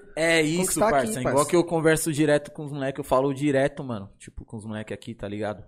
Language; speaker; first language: Portuguese; native; Portuguese